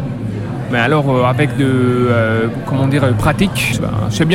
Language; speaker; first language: French; non-native, learner; Greek